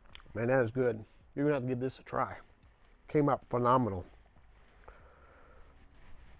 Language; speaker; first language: English; native; English